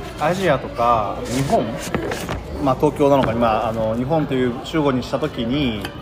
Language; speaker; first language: Japanese; native; Japanese